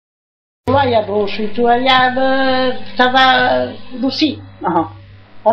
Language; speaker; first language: Hebrew; non-native, fluent; Yiddish